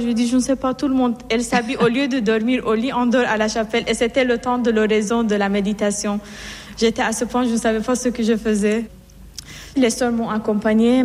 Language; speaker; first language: French; non-native, fluent; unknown